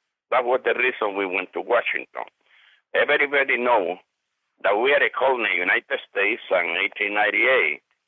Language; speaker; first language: English; non-native, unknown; Spanish